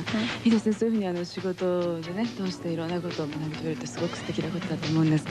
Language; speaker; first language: Japanese; native; Japanese